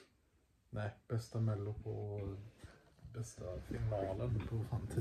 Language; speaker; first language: Swedish; native; Swedish